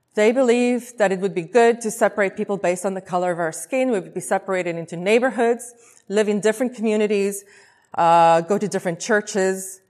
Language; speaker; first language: English; non-native, local second language; Afrikaans